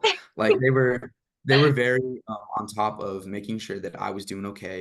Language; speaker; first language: English; native; English